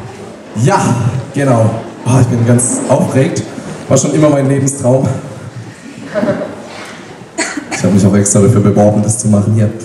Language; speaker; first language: German; native; German